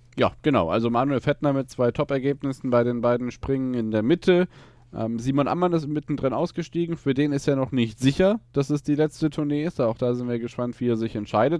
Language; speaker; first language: German; native; German